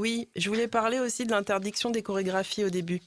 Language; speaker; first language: French; native; French